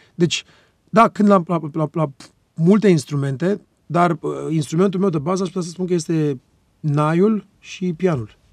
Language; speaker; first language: Romanian; native; Romanian